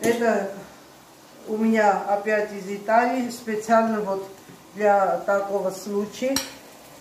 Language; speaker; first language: Russian; non-native, fluent; Armenian